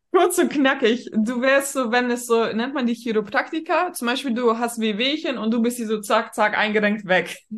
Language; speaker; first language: German; native; German